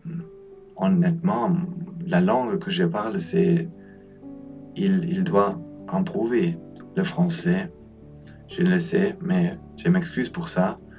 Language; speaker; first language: French; non-native, learner; Polish